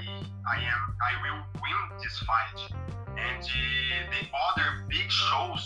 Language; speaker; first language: English; non-native, learner; Portuguese